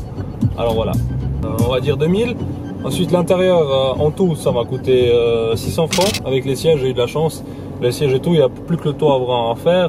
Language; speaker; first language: French; native; French